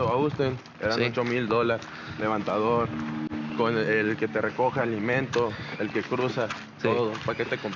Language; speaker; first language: Spanish; native; Spanish